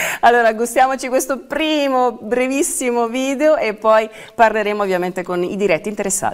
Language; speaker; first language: Italian; native; Italian